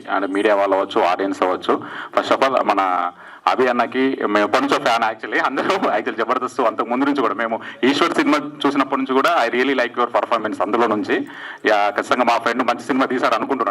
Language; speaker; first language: Telugu; native; Telugu